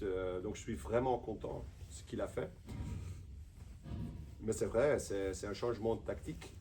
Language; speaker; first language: French; non-native, local second language; Dutch